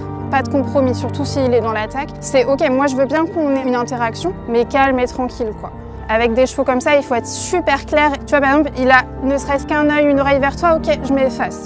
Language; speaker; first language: French; native; French